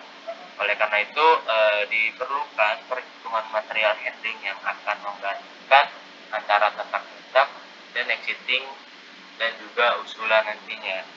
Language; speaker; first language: Indonesian; native; Indonesian